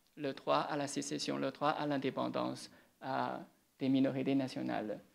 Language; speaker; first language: French; non-native, fluent; Chinese